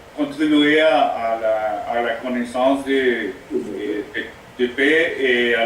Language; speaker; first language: French; non-native, learner; Spanish